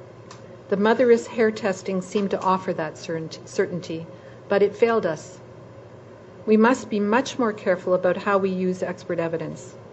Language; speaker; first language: English; native; English